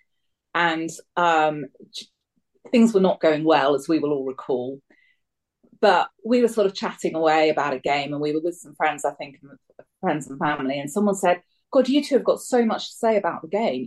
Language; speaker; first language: English; native; English